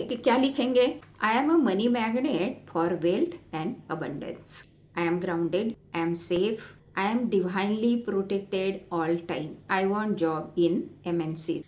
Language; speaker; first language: Hindi; native; Hindi